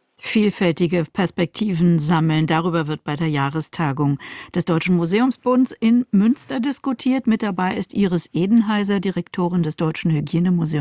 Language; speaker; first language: German; native; German